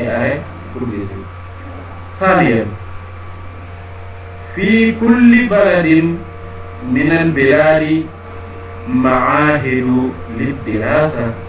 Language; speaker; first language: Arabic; non-native, fluent; Wolof